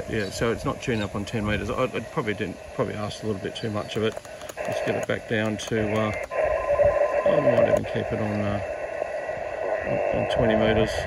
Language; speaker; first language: English; native; English